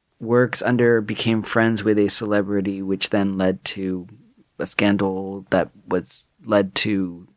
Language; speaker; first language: English; native; English